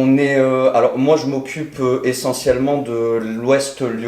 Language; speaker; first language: French; native; French